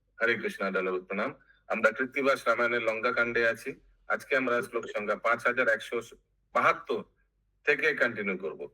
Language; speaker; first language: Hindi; non-native, local second language; Bangla